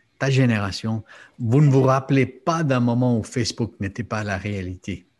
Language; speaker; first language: French; non-native, fluent; English